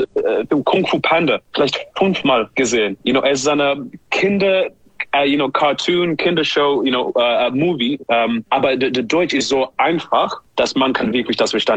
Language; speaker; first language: German; non-native, learner; English